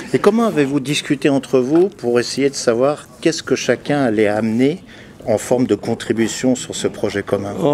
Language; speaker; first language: French; native; French